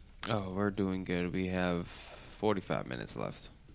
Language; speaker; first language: English; native; English